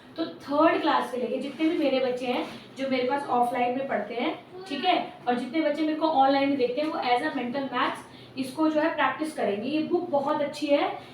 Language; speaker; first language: Hindi; native; Hindi